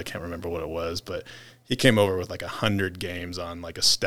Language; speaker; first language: English; native; English